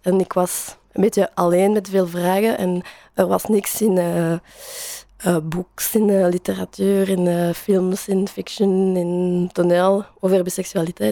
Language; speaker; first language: Dutch; non-native, learner; French